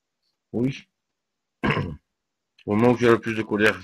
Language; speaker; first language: French; native; French